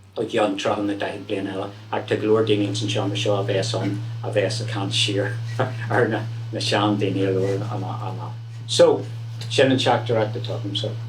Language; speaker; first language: Irish; non-native, local second language; English